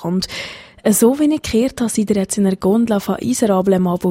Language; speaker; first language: German; native; German